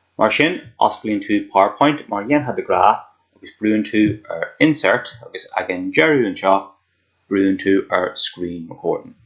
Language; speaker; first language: Irish; native; Irish